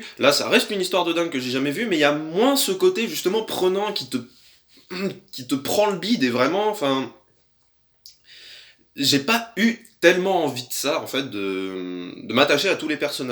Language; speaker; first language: French; native; French